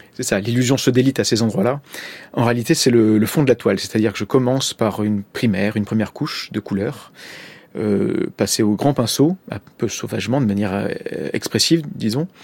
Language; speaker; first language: French; native; French